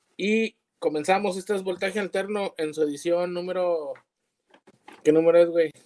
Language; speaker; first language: Spanish; native; Spanish